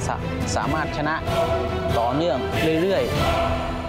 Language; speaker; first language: Thai; native; Thai